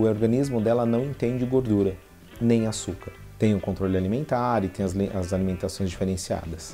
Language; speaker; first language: Portuguese; native; Portuguese